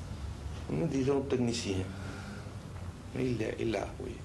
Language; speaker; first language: French; non-native, fluent; Spanish